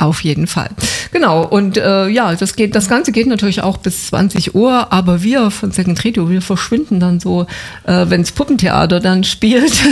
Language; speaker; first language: German; native; German